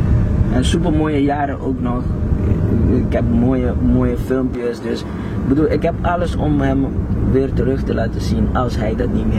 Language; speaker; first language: Dutch; non-native, local second language; Papiamento